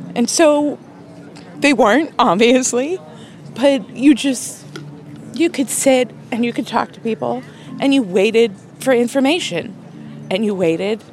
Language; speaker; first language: English; native; English